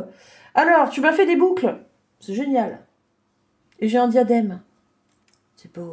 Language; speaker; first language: French; native; French